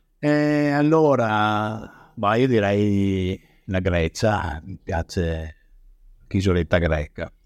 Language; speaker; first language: Italian; native; Italian